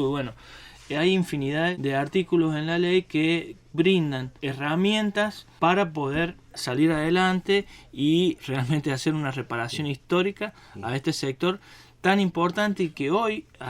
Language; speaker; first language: Spanish; native; Spanish